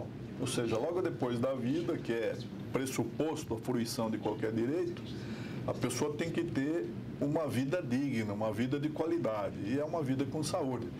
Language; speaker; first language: Portuguese; native; Portuguese